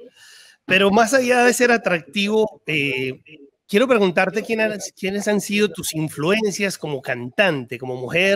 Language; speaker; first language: Spanish; native; Spanish